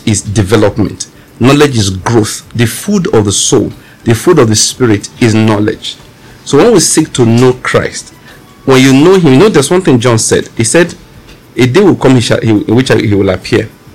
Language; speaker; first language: English; non-native, local second language; Yoruba